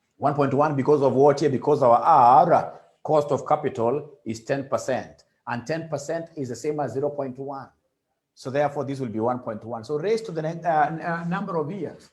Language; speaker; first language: English; non-native, local second language; Swahili